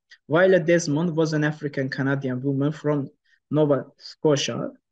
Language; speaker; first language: English; non-native, fluent; Azerbaijani